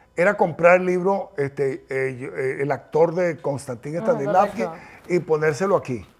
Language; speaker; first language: Spanish; native; Spanish